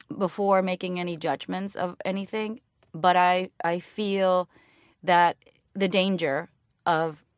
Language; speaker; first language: English; non-native, fluent; Spanish